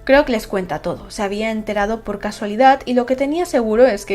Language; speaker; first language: Spanish; native; Spanish